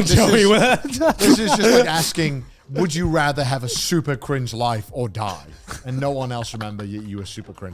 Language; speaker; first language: English; native; English